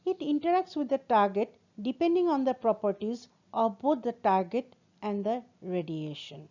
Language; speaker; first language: English; non-native, local second language; Assamese